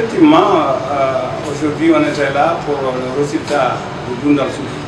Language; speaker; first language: French; non-native, local second language; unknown